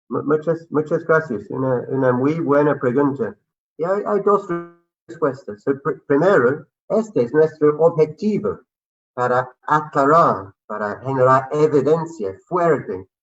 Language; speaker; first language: Spanish; non-native, fluent; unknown